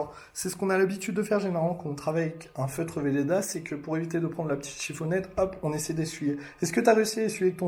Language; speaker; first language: French; native; French